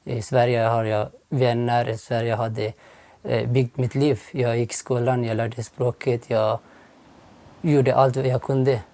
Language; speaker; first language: Swedish; non-native, fluent; Persian